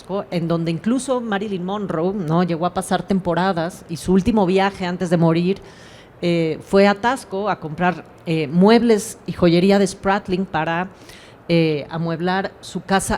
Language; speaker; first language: Spanish; native; Spanish